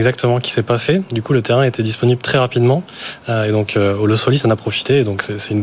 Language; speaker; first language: French; native; French